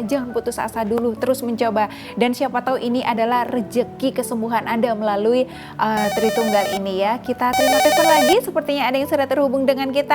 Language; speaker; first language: Indonesian; native; Indonesian